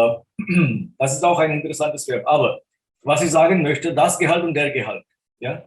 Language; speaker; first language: German; non-native, fluent; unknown